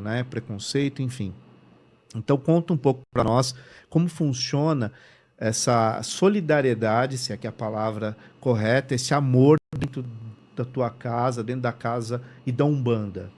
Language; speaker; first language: Portuguese; native; Portuguese